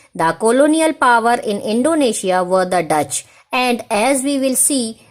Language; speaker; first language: English; non-native, local second language; Hindi